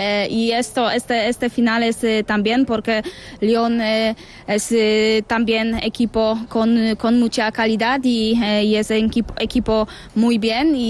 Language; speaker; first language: Spanish; non-native, learner; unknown